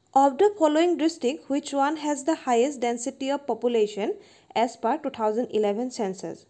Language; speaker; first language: English; non-native, local second language; Assamese